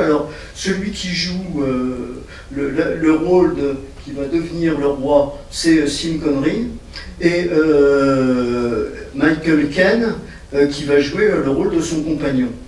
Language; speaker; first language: French; native; French